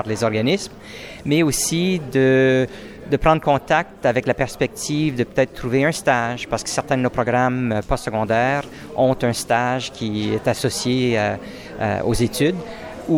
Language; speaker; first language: French; native; French